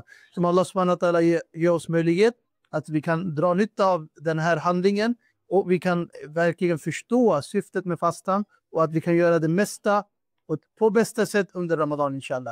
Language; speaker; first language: Swedish; non-native, fluent; Urdu